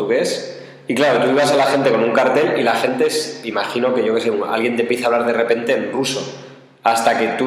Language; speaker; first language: Spanish; native; Spanish